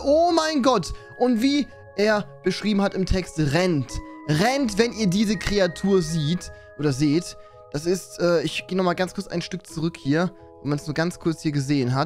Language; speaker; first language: German; native; German